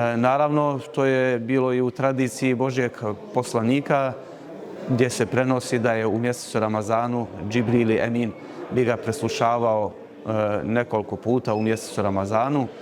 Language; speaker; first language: Bosnian; non-native, fluent; Albanian